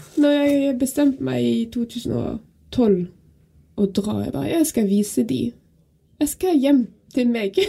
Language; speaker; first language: Norwegian; non-native, fluent; French